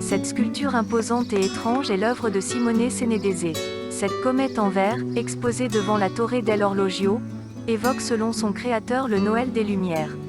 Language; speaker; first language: French; native; French